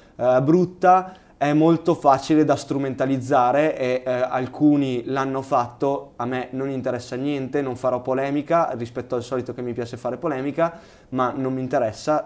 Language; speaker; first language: Italian; native; Italian